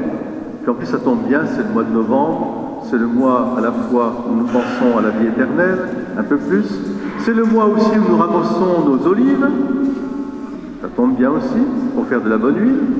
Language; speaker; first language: French; native; French